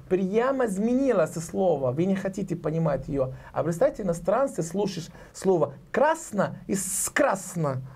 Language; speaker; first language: Russian; non-native, learner; Arabic